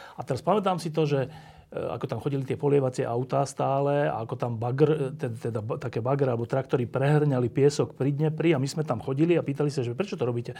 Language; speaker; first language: Slovak; native; Slovak